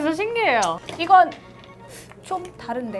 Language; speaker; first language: Korean; non-native, learner; English